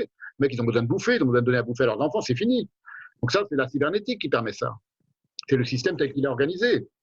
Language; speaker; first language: French; native; French